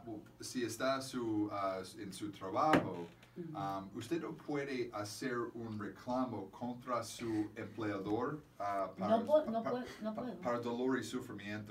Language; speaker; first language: Spanish; non-native, fluent; English